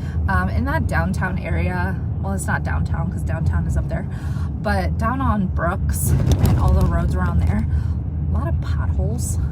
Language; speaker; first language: English; native; English